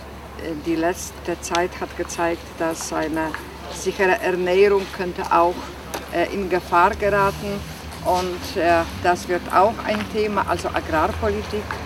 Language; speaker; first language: German; non-native, fluent; Polish